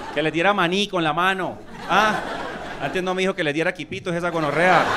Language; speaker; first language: Spanish; native; Spanish